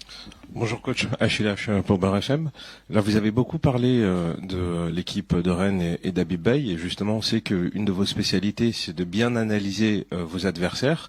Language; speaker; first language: French; native; French